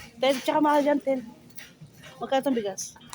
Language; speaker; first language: Filipino; native; Filipino